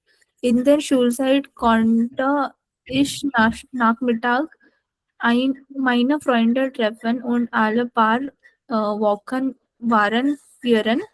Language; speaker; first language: German; non-native, learner; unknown